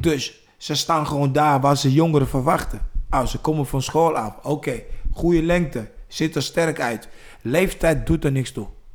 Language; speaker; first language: Dutch; non-native, fluent; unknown